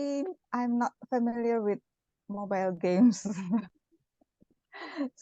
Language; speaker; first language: English; non-native, learner; Indonesian